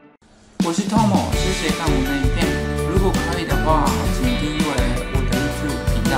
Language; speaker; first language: Chinese; non-native, fluent; Japanese